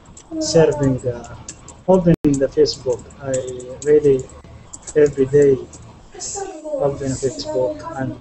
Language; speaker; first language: English; non-native, learner; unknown